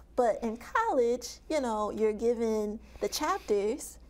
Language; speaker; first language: English; native; English